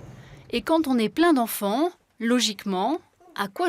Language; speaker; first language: French; native; French